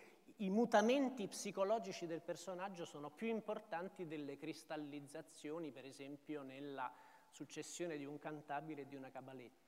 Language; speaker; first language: Italian; native; Italian